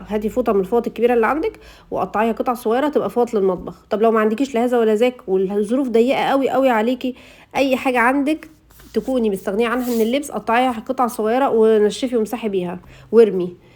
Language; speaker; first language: Arabic; native; Arabic